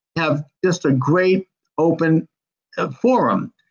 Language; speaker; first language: English; native; English